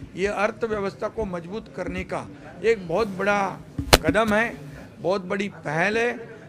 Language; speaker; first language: Hindi; non-native, local second language; Marathi